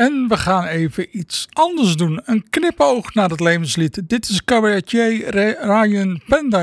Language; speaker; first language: Dutch; native; Dutch